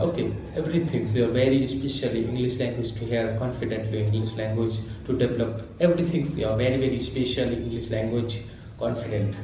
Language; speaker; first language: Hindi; non-native, local second language; Bangla